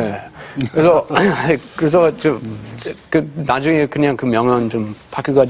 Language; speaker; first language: Korean; non-native, fluent; English